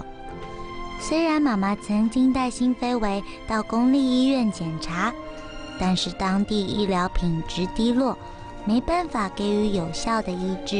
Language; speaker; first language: Chinese; native; Chinese